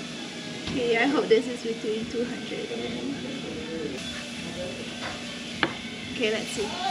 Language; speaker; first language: English; non-native, fluent; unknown